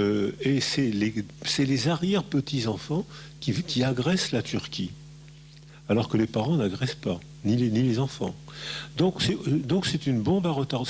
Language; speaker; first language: French; native; French